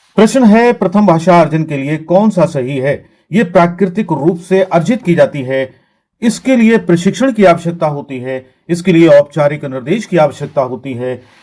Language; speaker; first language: Hindi; native; Hindi